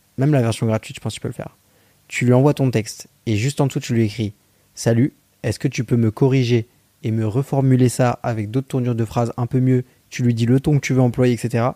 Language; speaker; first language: French; native; French